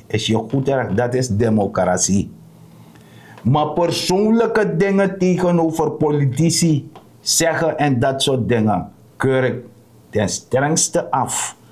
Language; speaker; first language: Dutch; non-native, local second language; Sranan Tongo